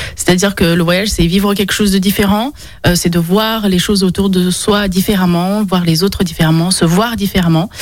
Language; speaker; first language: French; early bilingual, other home language; Chinese